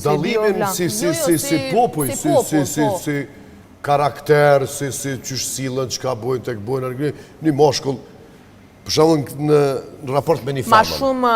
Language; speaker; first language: Albanian; native; Albanian